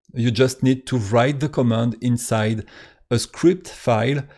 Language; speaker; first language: English; non-native, fluent; French